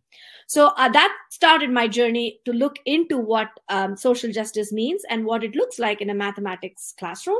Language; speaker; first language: English; non-native, local second language; Tamil